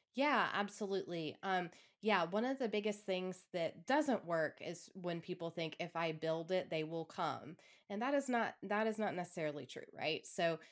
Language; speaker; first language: English; native; English